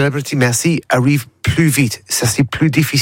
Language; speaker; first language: French; non-native, learner; English